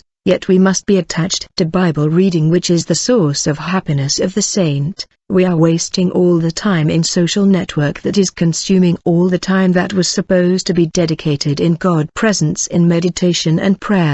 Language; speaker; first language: English; non-native, fluent; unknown